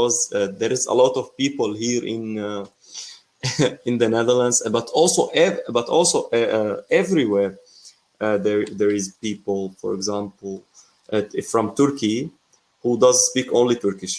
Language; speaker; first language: English; non-native, fluent; Arabic